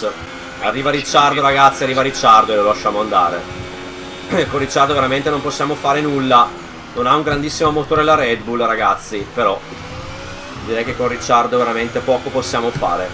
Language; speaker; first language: Italian; native; Italian